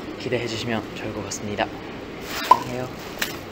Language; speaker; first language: Korean; non-native, fluent; Japanese